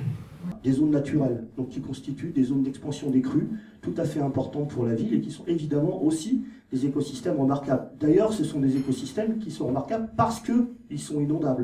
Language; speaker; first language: French; native; French